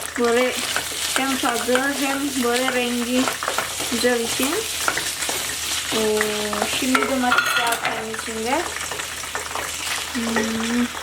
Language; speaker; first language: Turkish; non-native, learner; Indonesian